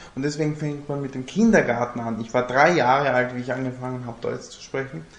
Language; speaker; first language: German; non-native, fluent; Italian